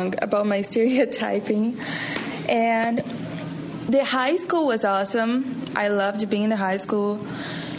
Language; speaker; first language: English; non-native, fluent; Portuguese